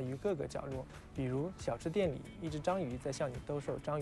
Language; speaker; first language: Chinese; native; Chinese